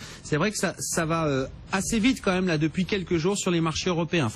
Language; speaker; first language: French; native; French